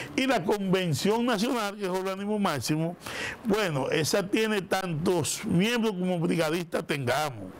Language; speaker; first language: Spanish; native; Spanish